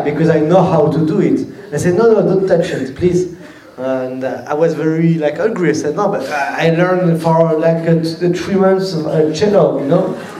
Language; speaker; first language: English; non-native, learner; French